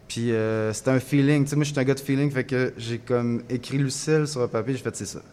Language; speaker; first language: French; native; French